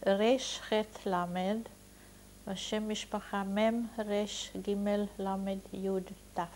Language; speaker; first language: Hebrew; non-native, fluent; Hungarian